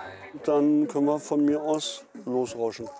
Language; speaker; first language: German; native; German